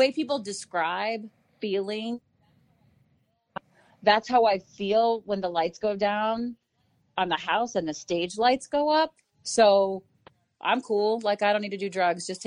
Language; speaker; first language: English; native; English